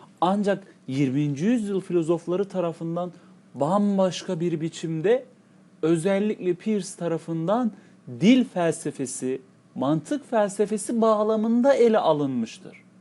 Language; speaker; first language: Turkish; native; Turkish